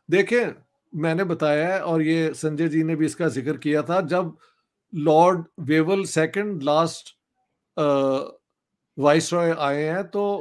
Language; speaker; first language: Urdu; non-native, local second language; Punjabi